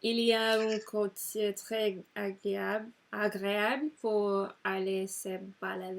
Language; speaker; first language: French; non-native, learner; English